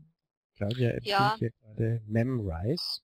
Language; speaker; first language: German; native; German